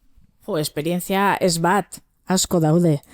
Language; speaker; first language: Basque; non-native, local second language; Spanish